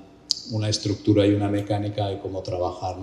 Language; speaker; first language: Spanish; native; Spanish